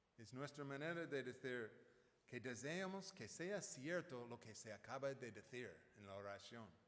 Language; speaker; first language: Spanish; non-native, fluent; English